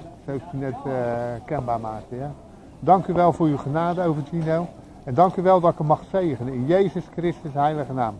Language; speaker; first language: Dutch; native; Dutch